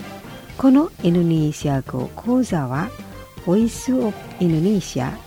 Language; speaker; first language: Japanese; non-native, fluent; Indonesian